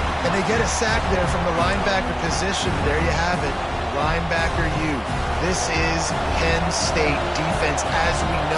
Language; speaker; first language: English; native; English